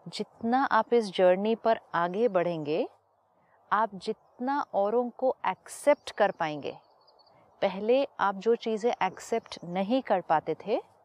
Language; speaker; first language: Hindi; native; Hindi